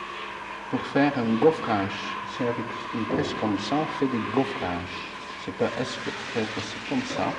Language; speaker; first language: French; non-native, fluent; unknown